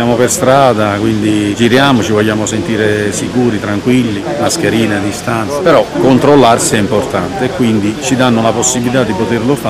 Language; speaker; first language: Italian; native; Italian